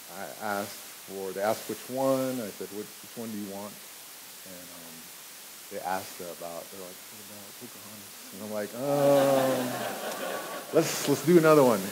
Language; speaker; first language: English; native; English